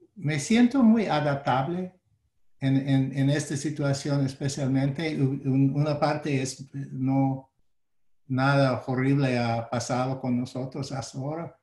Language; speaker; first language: Spanish; non-native, fluent; English